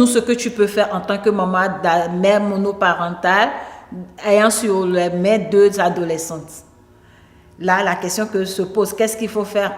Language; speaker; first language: French; non-native, local second language; Ewe